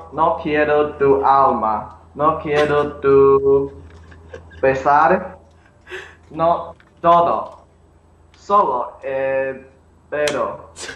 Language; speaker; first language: Spanish; non-native, learner; English